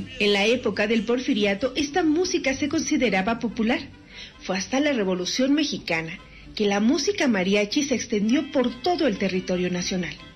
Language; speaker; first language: Spanish; native; Spanish